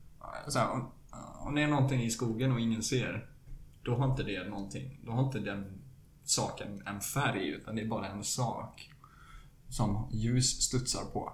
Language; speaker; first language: Swedish; native; Swedish